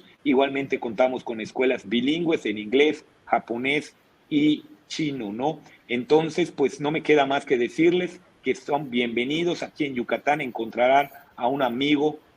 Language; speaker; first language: Spanish; native; Spanish